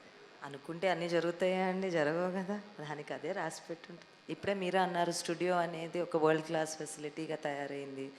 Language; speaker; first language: Telugu; native; Telugu